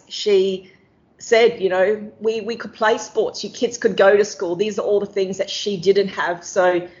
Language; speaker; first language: English; native; English